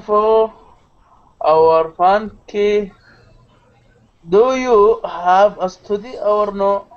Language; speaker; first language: English; non-native, learner; Arabic